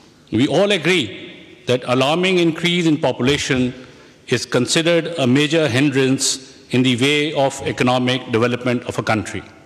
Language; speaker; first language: English; non-native, local second language; Urdu